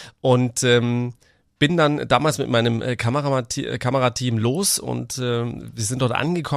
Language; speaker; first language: German; native; German